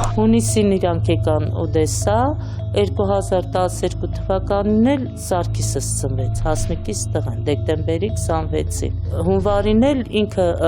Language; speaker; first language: Armenian; native; Armenian